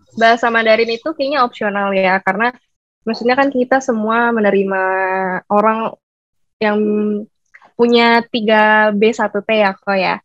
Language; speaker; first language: Indonesian; native; Indonesian